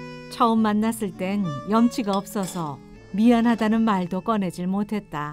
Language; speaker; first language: Korean; native; Korean